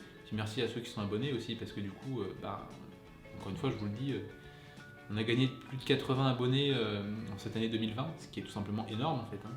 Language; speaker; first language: French; native; French